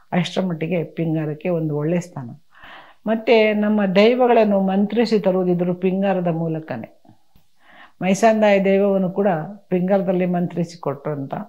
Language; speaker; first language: Kannada; non-native, local second language; Tulu